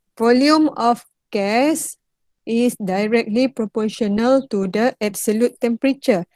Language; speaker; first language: English; non-native, local second language; Malay